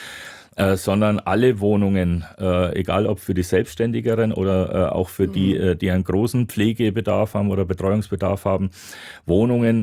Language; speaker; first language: German; native; German